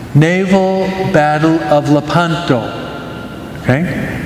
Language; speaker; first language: English; native; English